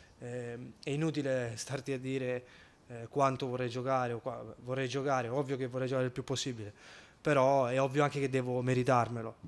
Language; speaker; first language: Italian; native; Italian